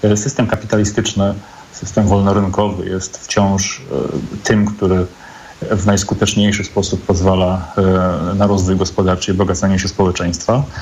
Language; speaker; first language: Polish; native; Polish